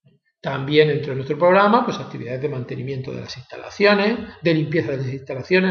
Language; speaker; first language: Spanish; native; Spanish